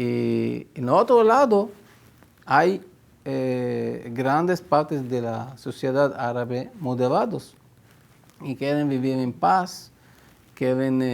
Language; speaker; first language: Spanish; non-native, fluent; Hebrew